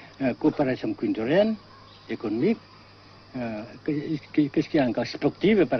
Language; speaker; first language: French; non-native, fluent; Vietnamese